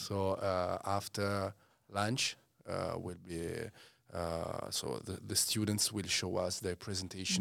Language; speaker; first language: English; non-native, learner; Italian